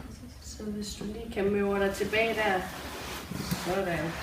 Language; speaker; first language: Danish; native; Danish